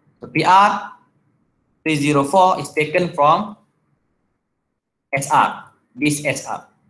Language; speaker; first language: English; non-native, local second language; Malay